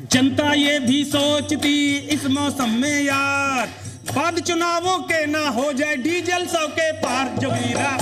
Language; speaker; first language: Hindi; native; Hindi